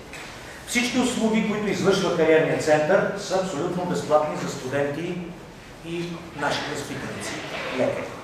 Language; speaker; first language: Bulgarian; native; Bulgarian